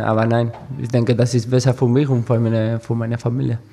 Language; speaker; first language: German; non-native, learner; Spanish